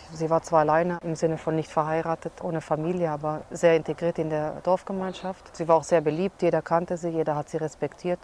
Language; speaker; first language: German; early bilingual, other home language; Hungarian